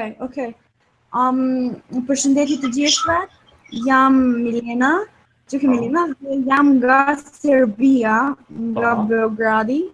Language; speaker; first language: Albanian; non-native, learner; Serbian